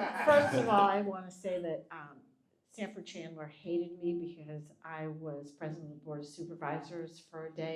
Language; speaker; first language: English; native; English